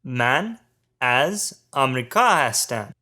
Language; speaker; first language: Persian; non-native, learner; English